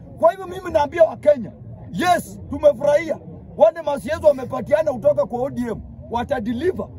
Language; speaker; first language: Swahili; non-native, local second language; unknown